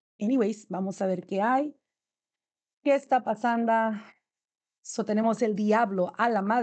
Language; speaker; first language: Spanish; native; Spanish